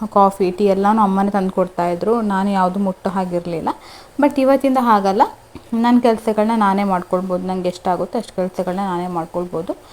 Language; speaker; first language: Kannada; non-native, local second language; Tulu